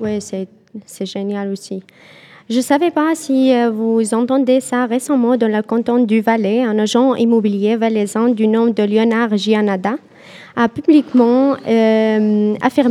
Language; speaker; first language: French; non-native, fluent; Arabic